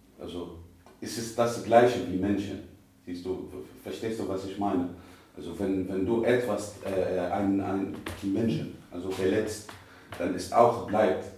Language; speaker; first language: German; non-native, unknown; Arabic